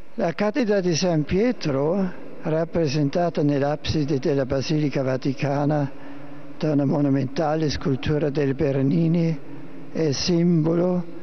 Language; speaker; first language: Italian; non-native, fluent; German